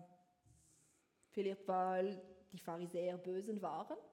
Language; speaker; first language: German; non-native, learner; French